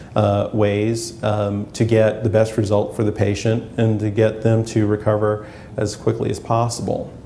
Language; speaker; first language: English; native; English